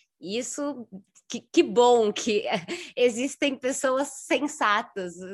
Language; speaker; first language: Portuguese; native; Portuguese